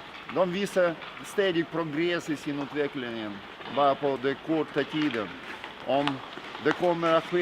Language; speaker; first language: Swedish; non-native, fluent; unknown